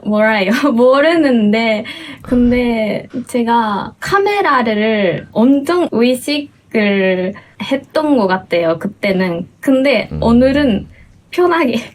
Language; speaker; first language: Korean; non-native, fluent; Japanese